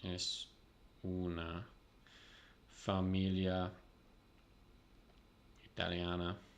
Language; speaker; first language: Spanish; non-native, learner; English